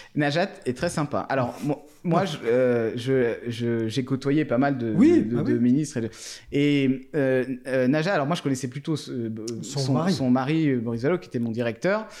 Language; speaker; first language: French; native; French